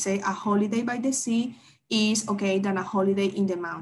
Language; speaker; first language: English; non-native, fluent; Spanish